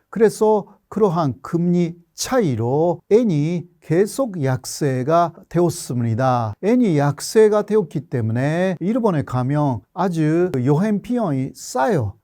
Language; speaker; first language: Korean; non-native, fluent; Japanese